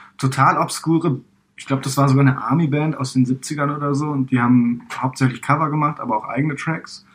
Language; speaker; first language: German; native; German